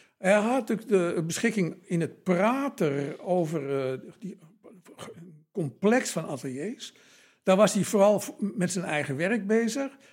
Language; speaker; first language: Dutch; native; Dutch